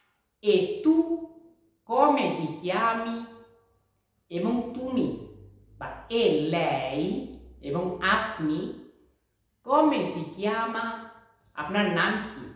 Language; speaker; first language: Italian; non-native, fluent; Bangla